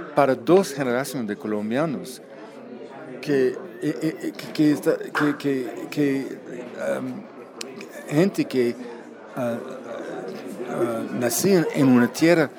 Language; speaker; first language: Spanish; non-native, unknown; English